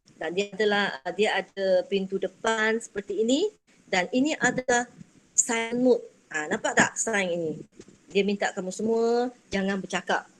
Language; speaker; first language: Malay; non-native, local second language; Chinese